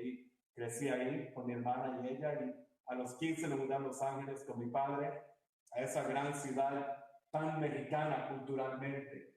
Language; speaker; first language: Spanish; early bilingual, heritage; Spanish